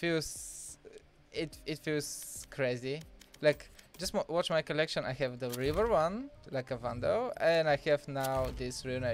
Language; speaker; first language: English; non-native, fluent; Bulgarian